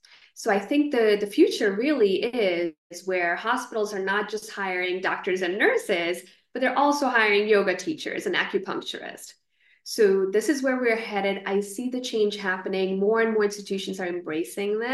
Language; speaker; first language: English; non-native, local second language; Gujarati